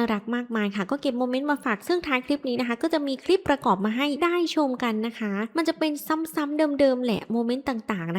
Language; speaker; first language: Thai; native; Thai